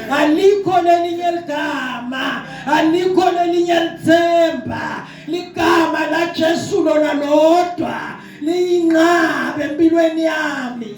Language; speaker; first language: Zulu; non-native, local second language; Swati